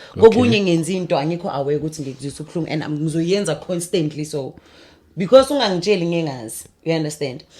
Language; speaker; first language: Zulu; non-native, local second language; Southern Sotho